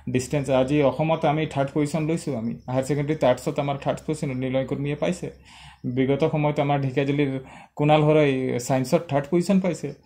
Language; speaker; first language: Assamese; non-native, local second language; Sadri